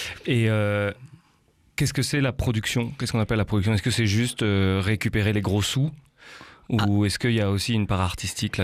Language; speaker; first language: French; native; French